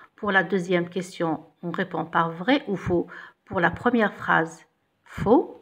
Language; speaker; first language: French; non-native, local second language; Arabic